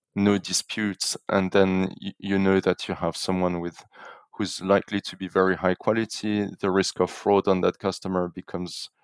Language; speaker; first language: English; non-native, fluent; French